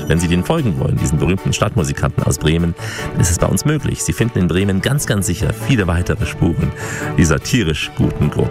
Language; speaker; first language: German; native; German